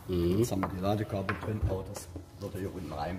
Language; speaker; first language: German; native; German